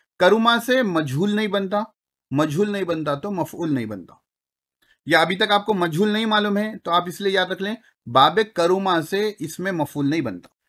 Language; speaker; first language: Urdu; native; Urdu